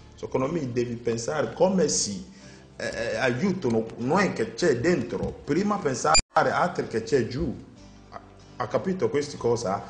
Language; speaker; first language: Italian; non-native, learner; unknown